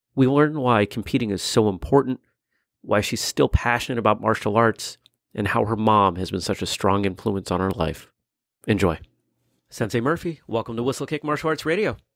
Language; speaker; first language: English; native; English